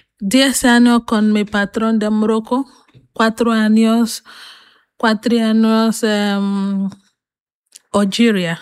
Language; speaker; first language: Spanish; non-native, learner; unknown